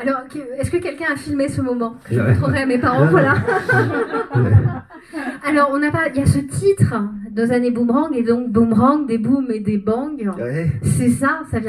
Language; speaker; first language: French; native; French